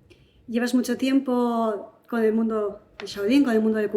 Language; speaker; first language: Spanish; native; Spanish